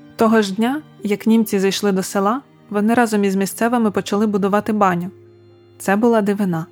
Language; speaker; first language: Ukrainian; native; Ukrainian